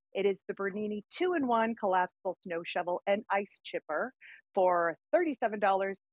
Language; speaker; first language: English; native; English